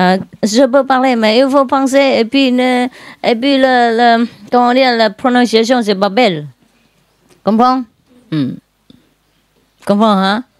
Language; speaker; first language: French; non-native, learner; Vietnamese